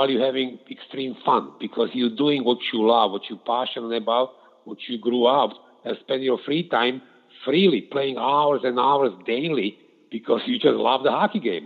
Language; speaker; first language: English; non-native, fluent; Slovak